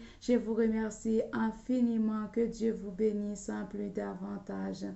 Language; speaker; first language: French; non-native, local second language; Haitian Creole